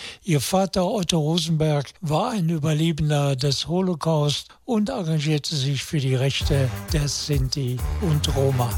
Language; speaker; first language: German; native; German